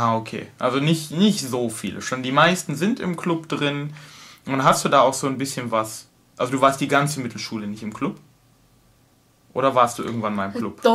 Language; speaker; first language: German; native; German